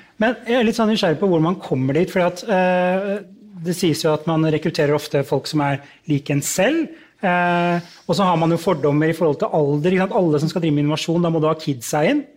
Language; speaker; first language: Norwegian; native; Norwegian